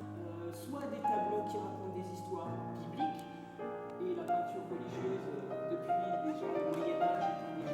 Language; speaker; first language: French; native; French